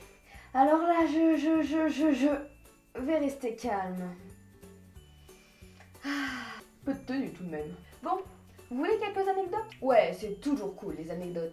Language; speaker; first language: French; native; French